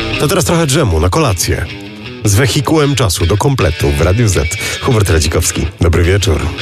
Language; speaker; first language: Polish; native; Polish